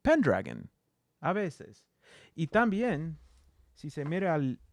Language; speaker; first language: Spanish; non-native, learner; English